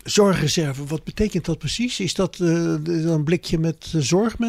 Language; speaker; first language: Dutch; native; Dutch